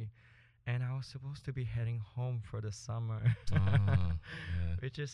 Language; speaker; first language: English; early bilingual, other home language; Spanish